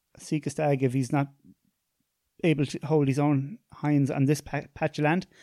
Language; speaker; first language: English; native; English